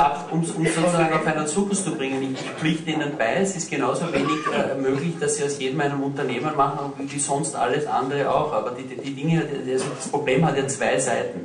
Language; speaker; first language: German; native; German